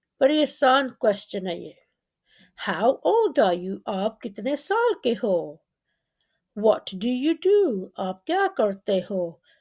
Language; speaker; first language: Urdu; non-native, local second language; Punjabi